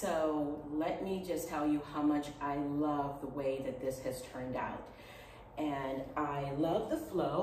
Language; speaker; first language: English; native; English